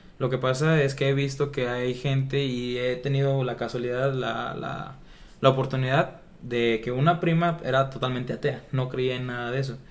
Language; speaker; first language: Spanish; native; Spanish